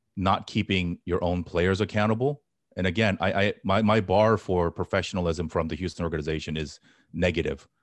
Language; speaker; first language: English; native; English